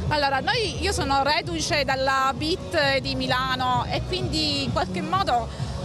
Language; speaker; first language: Italian; native; Italian